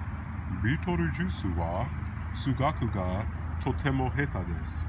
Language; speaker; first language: Japanese; non-native, learner; English